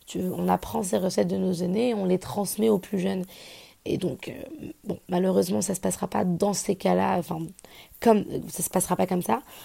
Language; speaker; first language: French; native; French